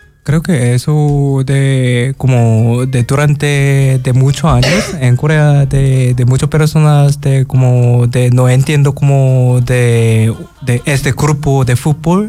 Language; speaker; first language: Spanish; non-native, learner; Korean